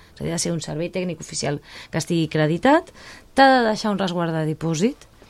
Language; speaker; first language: Catalan; native; Catalan